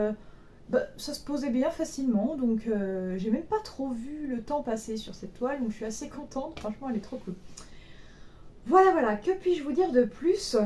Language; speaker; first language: French; native; French